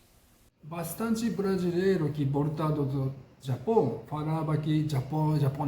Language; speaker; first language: Portuguese; non-native, learner; Japanese